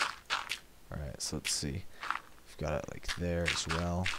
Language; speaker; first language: English; native; English